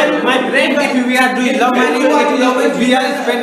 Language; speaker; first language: English; non-native, learner; Hindi